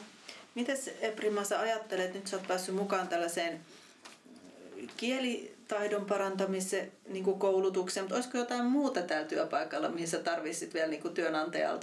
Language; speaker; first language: Finnish; native; Finnish